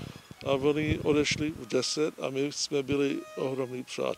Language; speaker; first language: Czech; early bilingual, heritage; English